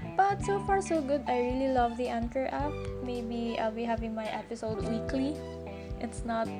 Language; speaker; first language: English; non-native, local second language; Cebuano